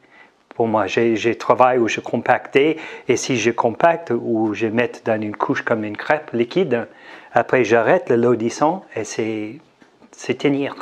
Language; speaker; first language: French; non-native, learner; English